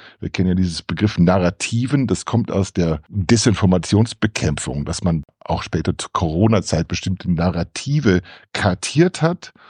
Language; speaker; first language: German; non-native, fluent; English